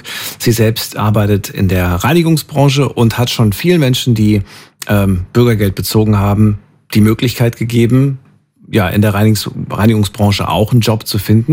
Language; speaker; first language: German; native; German